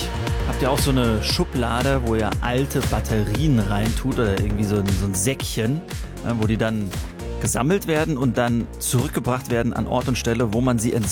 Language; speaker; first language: German; native; German